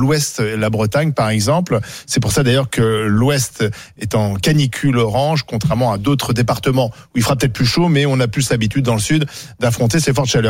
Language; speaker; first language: French; native; French